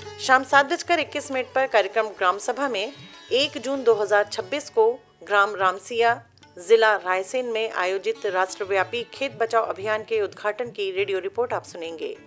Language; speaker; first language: Hindi; native; Hindi